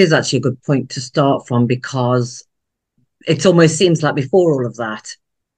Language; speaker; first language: English; native; English